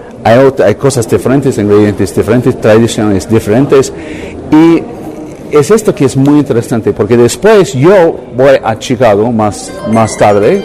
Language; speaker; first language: Spanish; non-native, learner; English